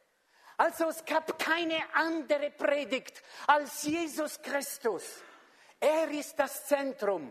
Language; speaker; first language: German; non-native, fluent; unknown